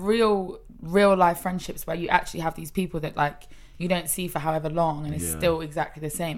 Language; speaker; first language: English; native; English